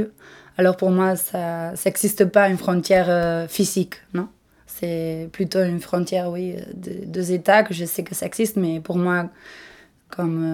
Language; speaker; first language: French; non-native, local second language; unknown